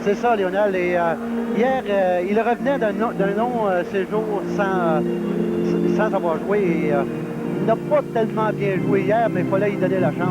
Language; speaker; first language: French; native; French